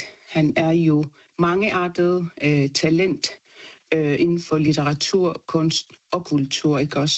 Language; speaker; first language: Danish; non-native, local second language; Kalaallisut